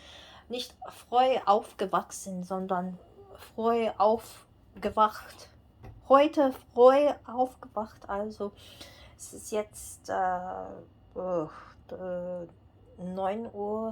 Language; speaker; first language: German; non-native, learner; English